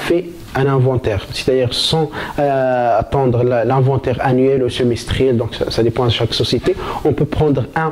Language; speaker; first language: French; non-native, local second language; Arabic